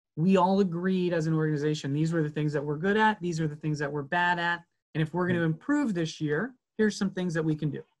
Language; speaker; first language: English; native; English